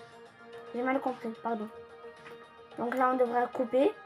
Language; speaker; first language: French; early bilingual, other home language; Polish